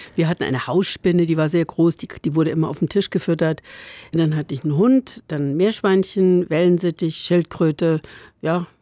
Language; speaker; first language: German; native; German